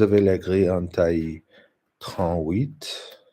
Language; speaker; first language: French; non-native, learner; English